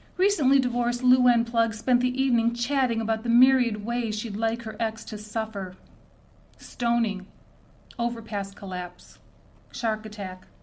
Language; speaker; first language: English; native; English